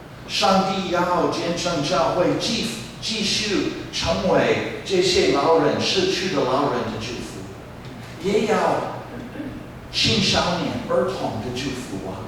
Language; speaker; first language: Chinese; non-native, fluent; English